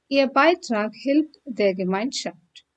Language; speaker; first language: German; non-native, fluent; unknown